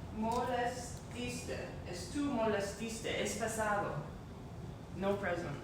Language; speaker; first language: Spanish; non-native, learner; English